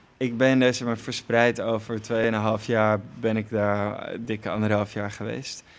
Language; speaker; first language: Dutch; native; Dutch